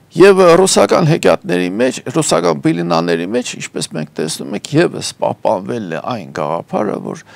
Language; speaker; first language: Armenian; native; Armenian